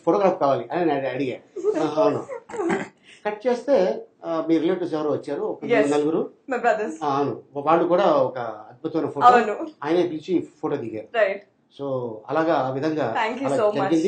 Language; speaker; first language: Telugu; native; Telugu